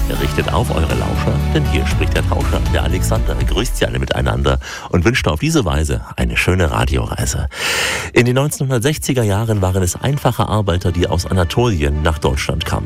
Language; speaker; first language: German; native; German